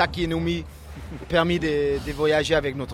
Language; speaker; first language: French; non-native, learner; Danish